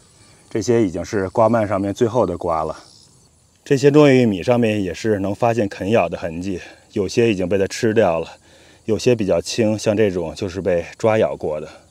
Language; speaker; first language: Chinese; native; Chinese